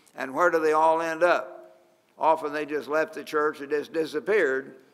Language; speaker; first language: English; native; English